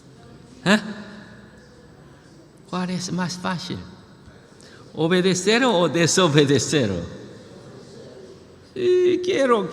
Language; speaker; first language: Spanish; non-native, learner; Korean